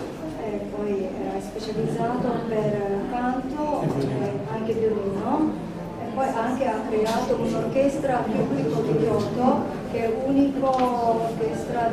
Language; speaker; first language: Italian; non-native, learner; Japanese